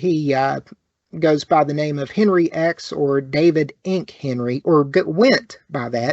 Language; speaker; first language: English; native; English